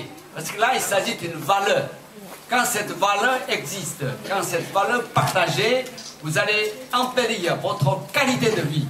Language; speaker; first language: French; non-native, fluent; Chinese